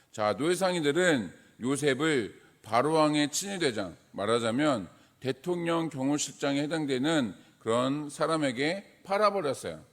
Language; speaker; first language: Korean; native; Korean